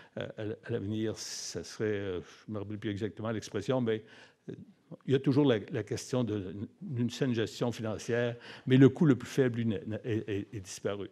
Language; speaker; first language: French; native; French